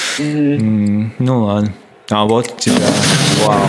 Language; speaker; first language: Russian; non-native, local second language; Latvian